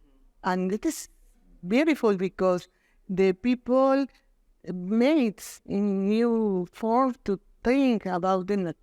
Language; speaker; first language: English; non-native, learner; Spanish